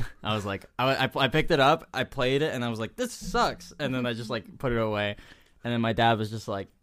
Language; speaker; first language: English; early bilingual, other home language; Spanish